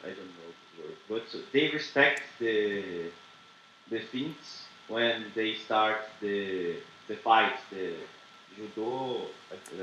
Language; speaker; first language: English; non-native, learner; Portuguese